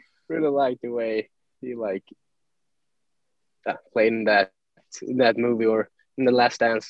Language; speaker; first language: English; non-native, fluent; Swedish